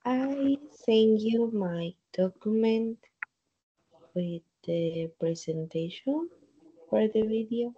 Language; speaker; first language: English; non-native, learner; Spanish